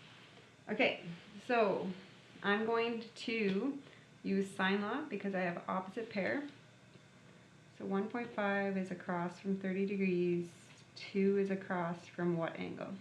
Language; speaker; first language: English; native; English